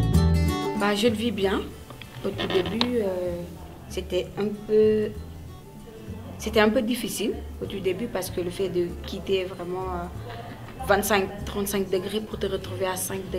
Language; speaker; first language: French; non-native, local second language; Wolof